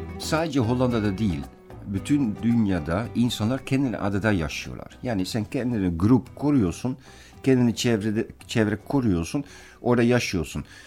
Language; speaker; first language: Turkish; non-native, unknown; Dutch